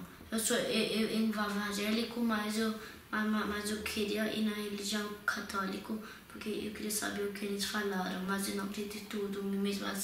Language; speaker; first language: Portuguese; early bilingual, heritage; Portuguese